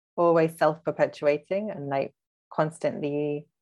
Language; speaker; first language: English; early bilingual, other home language; Hindi